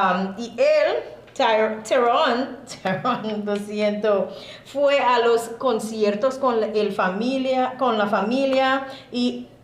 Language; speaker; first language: Spanish; non-native, learner; English